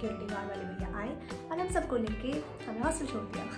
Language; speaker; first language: Hindi; native; Hindi